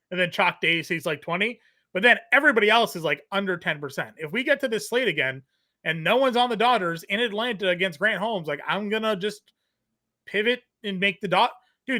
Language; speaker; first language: English; native; English